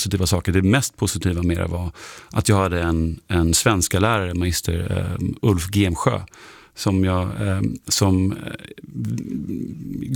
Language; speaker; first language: Swedish; non-native, fluent; German